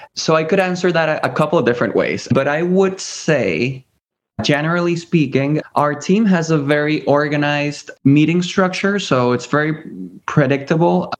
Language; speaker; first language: English; early bilingual, other home language; Spanish